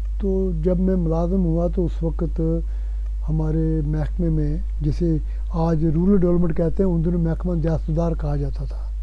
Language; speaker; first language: Urdu; non-native, local second language; Punjabi